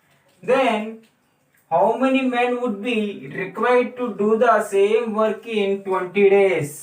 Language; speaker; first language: English; non-native, local second language; Telugu